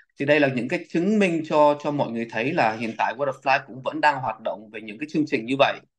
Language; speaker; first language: Vietnamese; early bilingual, heritage; Vietnamese